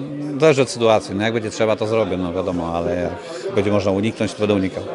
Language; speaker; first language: Polish; native; Polish